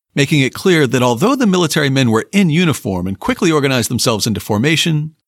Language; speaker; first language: English; native; English